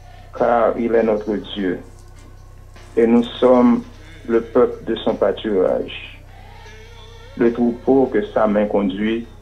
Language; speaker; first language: French; non-native, local second language; Haitian Creole